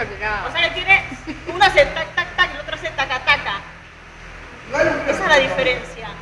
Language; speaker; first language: Spanish; native; Spanish